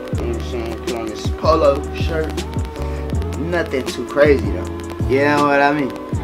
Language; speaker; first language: English; native; English